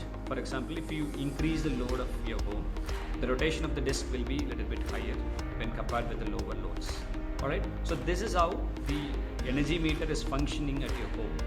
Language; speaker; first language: English; non-native, local second language; Tamil